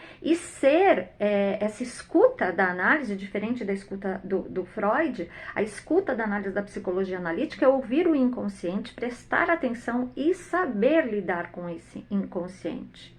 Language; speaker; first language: Portuguese; native; Portuguese